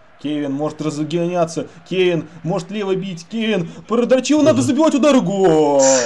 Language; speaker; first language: Russian; native; Russian